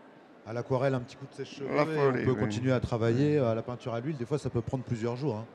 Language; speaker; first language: French; native; French